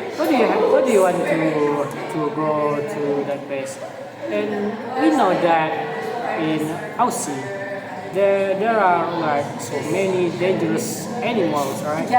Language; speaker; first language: English; non-native, learner; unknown